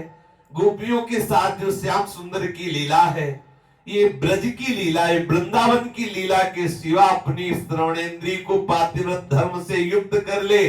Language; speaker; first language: Hindi; native; Hindi